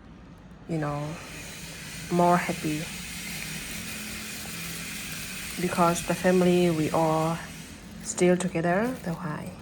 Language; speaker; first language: English; non-native, learner; Burmese